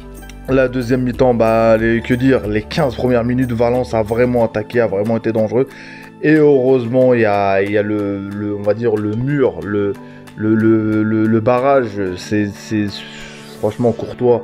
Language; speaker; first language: French; native; French